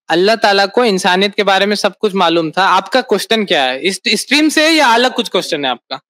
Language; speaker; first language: Hindi; native; Hindi